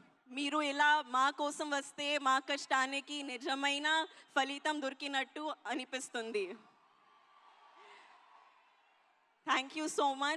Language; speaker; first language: Telugu; non-native, learner; Hindi